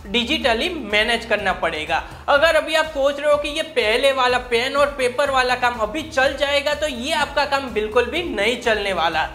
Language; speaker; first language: Hindi; non-native, local second language; Gujarati